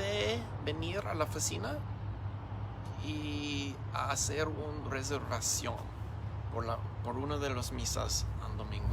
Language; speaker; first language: Spanish; non-native, learner; English